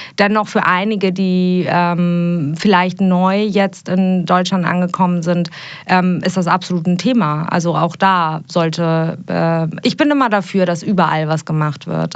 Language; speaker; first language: German; early bilingual, other home language; Persian